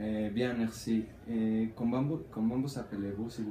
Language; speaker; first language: French; non-native, learner; Spanish